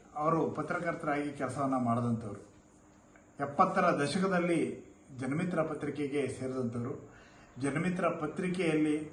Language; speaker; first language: Kannada; native; Kannada